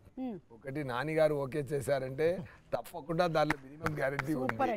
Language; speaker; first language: Telugu; non-native, learner; Tamil